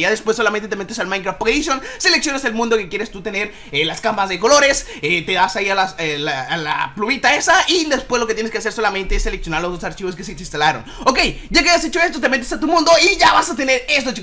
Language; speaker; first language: Spanish; native; Spanish